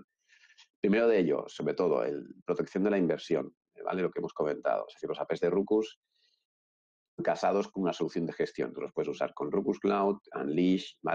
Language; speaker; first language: Spanish; native; Spanish